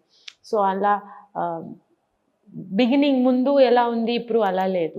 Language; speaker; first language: Telugu; non-native, learner; Bangla